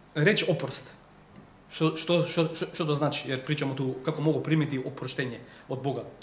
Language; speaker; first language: Serbian; non-native, fluent; Macedonian